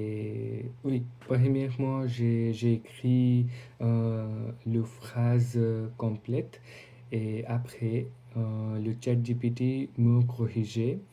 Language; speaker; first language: French; non-native, learner; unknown